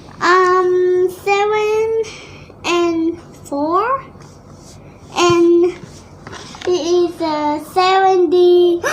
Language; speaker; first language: English; non-native, learner; Thai